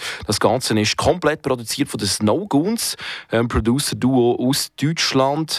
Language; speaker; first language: German; native; German